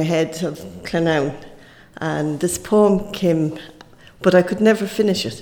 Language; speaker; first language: English; native; English